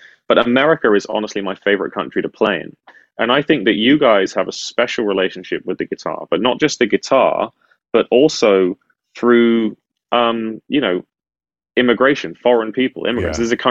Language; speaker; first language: English; native; English